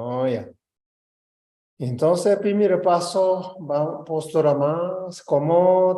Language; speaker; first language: Spanish; non-native, learner; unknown